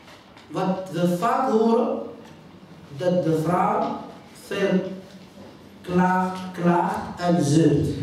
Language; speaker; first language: Dutch; non-native, fluent; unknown